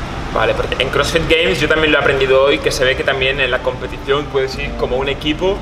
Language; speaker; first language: Spanish; native; Spanish